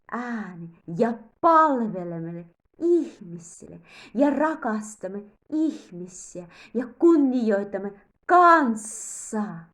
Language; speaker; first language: Finnish; non-native, learner; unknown